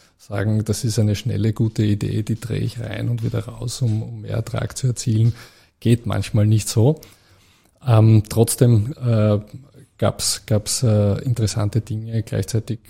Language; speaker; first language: German; native; German